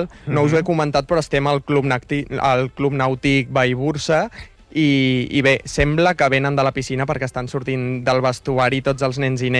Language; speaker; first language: Catalan; native; Catalan